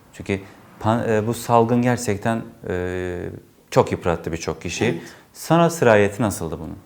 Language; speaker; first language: Turkish; native; Turkish